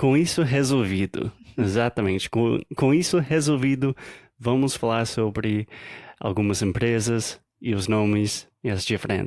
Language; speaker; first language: Portuguese; non-native, fluent; English